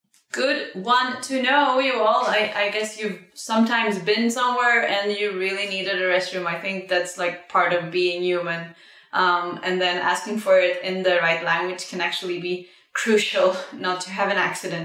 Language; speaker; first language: English; non-native, fluent; Swedish